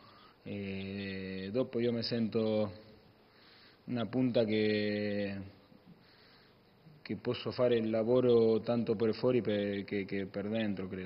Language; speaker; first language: Italian; non-native, fluent; Spanish